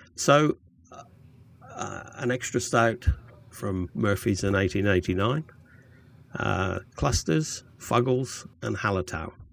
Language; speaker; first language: English; native; English